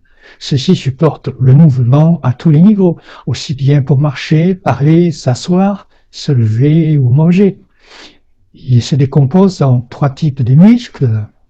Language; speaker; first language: French; native; French